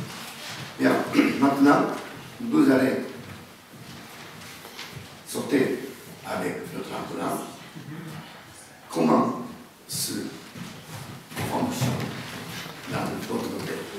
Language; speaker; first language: French; non-native, learner; Japanese